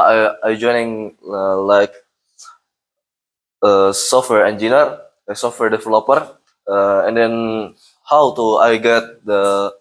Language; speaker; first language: English; non-native, learner; Indonesian